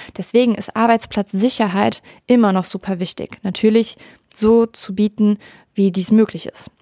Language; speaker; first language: German; native; German